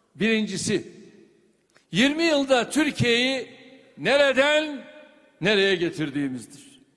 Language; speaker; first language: Turkish; native; Turkish